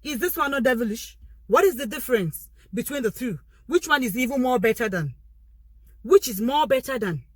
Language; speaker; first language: English; non-native, local second language; Yoruba